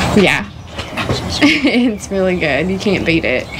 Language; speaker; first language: English; native; English